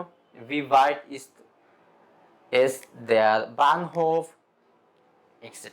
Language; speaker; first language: German; non-native, fluent; Bangla